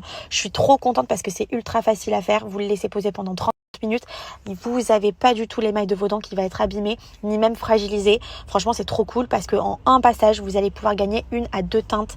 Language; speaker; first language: French; native; French